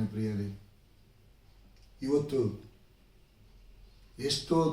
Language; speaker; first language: Kannada; native; Kannada